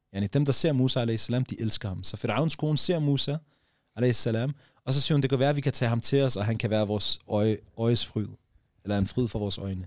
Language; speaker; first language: Danish; early bilingual, other home language; Arabic